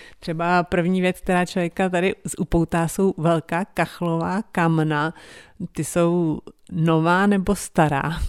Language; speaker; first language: Czech; native; Czech